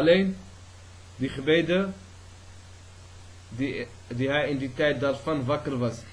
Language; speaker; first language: Dutch; early bilingual, other home language; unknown